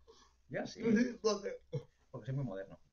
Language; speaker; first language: Spanish; native; Spanish